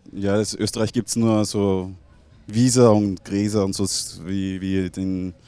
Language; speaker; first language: German; native; German